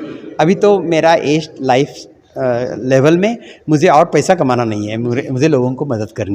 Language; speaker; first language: Hindi; non-native, local second language; Marathi